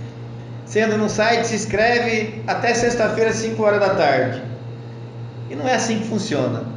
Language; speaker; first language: Portuguese; native; Portuguese